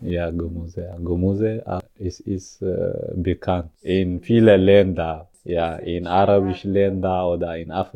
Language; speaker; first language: German; non-native, learner; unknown